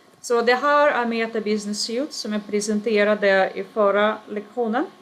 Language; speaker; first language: Swedish; non-native, fluent; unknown